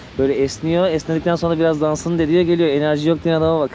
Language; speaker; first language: Turkish; native; Turkish